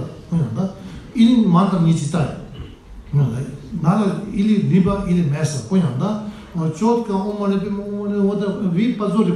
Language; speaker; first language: Russian; non-native, learner; Tibetan